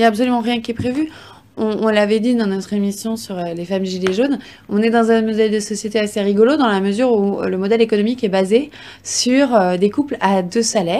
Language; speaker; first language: French; native; French